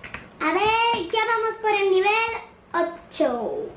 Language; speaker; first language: Spanish; native; Spanish